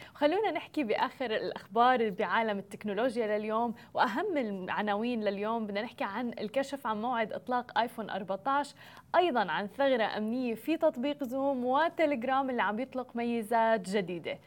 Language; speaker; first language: Arabic; native; Arabic